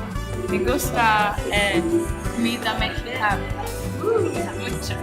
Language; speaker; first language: Spanish; non-native, learner; Faroese